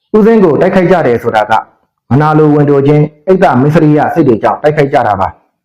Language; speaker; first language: Burmese; native; Burmese